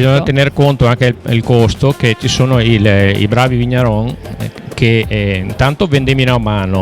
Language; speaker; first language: Italian; native; Italian